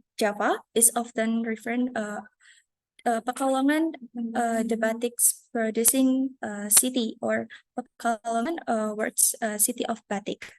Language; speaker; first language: English; non-native, learner; Indonesian